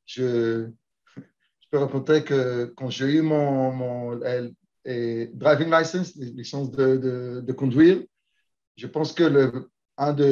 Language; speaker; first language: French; early bilingual, heritage; Hebrew